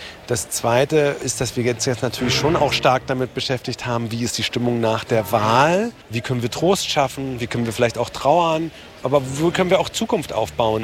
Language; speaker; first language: German; native; German